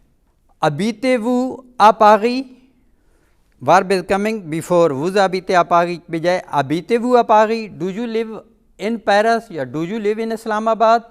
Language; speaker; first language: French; non-native, fluent; Urdu